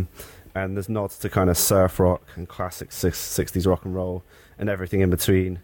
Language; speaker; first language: English; native; English